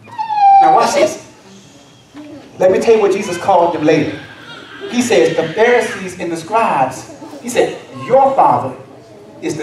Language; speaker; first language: English; native; English